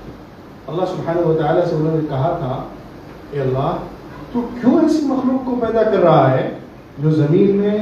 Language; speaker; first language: Urdu; native; Urdu